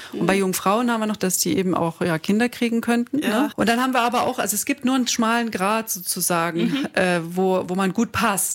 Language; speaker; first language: German; native; German